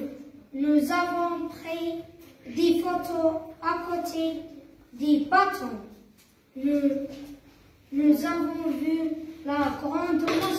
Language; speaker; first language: French; non-native, learner; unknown